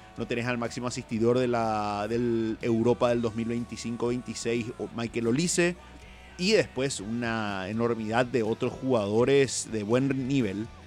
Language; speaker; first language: Spanish; native; Spanish